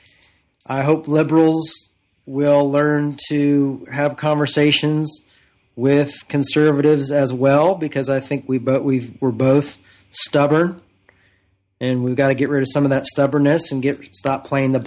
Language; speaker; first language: English; native; English